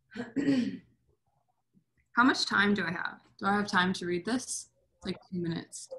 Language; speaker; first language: English; native; English